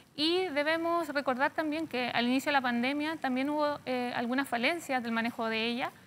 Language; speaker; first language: Spanish; native; Spanish